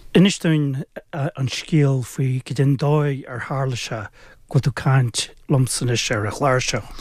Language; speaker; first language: Irish; native; Irish